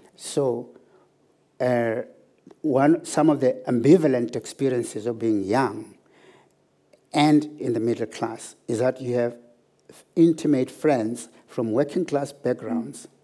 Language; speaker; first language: English; non-native, local second language; Zulu